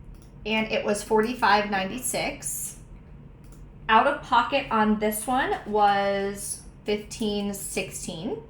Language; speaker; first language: English; native; English